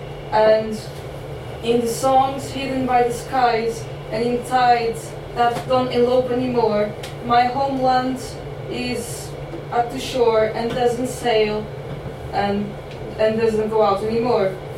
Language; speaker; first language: English; non-native, fluent; Portuguese